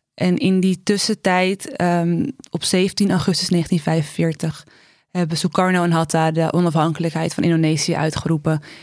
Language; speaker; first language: Dutch; native; Dutch